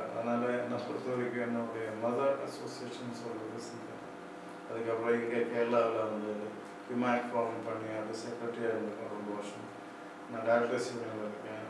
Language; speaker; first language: Tamil; non-native, local second language; Malayalam